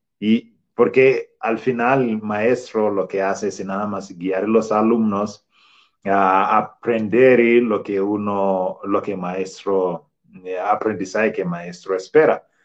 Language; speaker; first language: Spanish; non-native, fluent; Swahili